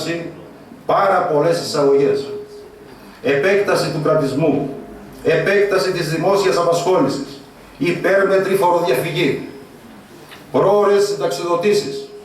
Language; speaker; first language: Greek; native; Greek